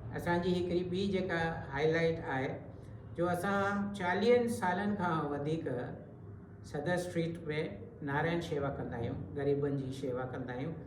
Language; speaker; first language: Sindhi; early bilingual, heritage; Sindhi